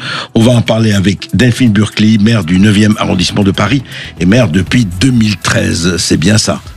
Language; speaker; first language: French; native; French